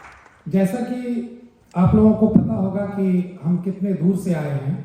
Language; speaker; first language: Hindi; native; Hindi